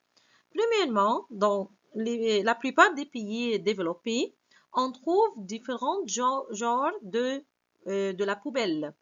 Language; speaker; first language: French; non-native, fluent; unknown